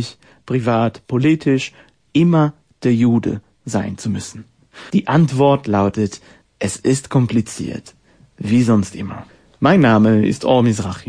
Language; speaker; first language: German; non-native, fluent; Hebrew